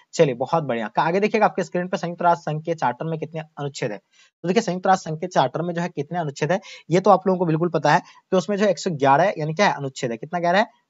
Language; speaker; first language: Hindi; native; Hindi